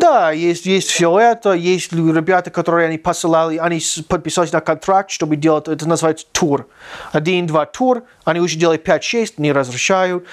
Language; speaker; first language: Russian; non-native, learner; English